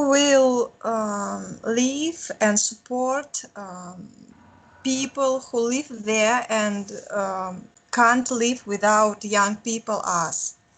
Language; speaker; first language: English; non-native, learner; Russian